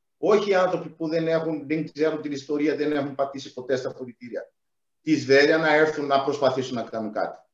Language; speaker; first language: Greek; non-native, fluent; Portuguese